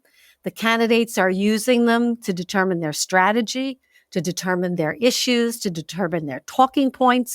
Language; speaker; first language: English; native; English